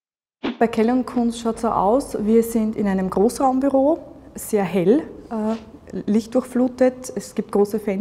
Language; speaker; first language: German; native; German